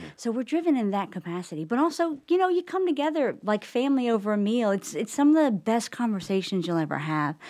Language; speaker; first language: English; native; English